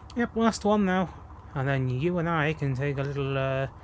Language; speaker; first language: English; native; English